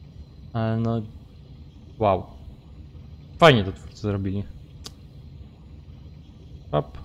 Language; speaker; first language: Polish; native; Polish